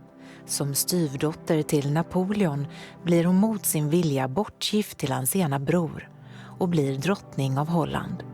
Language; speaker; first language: Swedish; native; Swedish